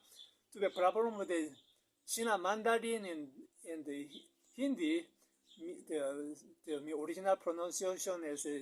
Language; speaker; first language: Spanish; non-native, learner; Korean